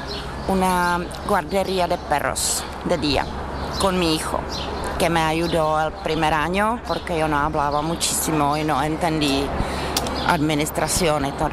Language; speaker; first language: Spanish; non-native, fluent; Czech